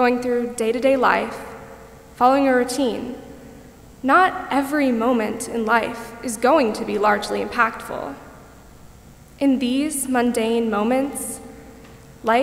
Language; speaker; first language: English; native; English